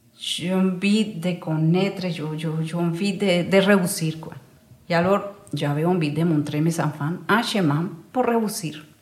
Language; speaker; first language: French; non-native, learner; Spanish